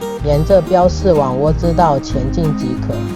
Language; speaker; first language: Chinese; native; Chinese